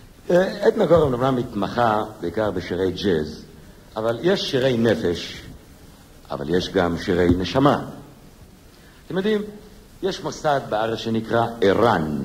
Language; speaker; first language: Hebrew; native; Hebrew